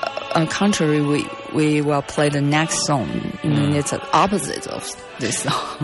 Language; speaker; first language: English; non-native, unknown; Chinese